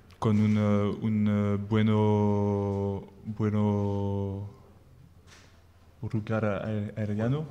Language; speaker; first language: Spanish; non-native, learner; French